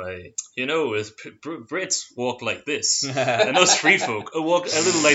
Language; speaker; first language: English; native; English